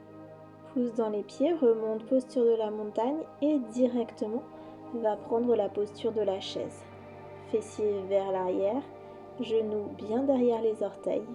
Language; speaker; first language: French; native; French